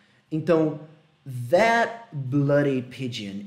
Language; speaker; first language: English; non-native, fluent; Portuguese